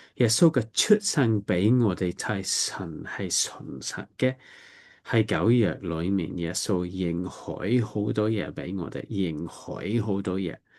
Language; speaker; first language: Cantonese; non-native, learner; English